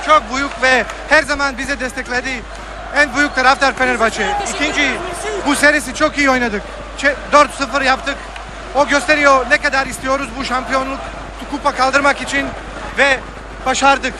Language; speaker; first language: Turkish; non-native, learner; Bosnian